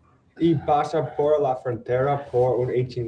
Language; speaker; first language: Spanish; non-native, learner; English